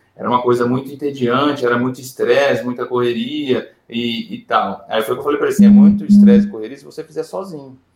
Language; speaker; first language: Portuguese; native; Portuguese